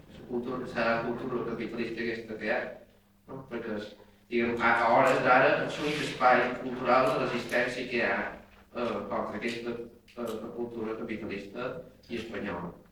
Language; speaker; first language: Catalan; non-native, fluent; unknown